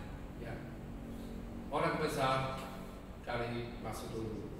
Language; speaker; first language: Indonesian; non-native, fluent; English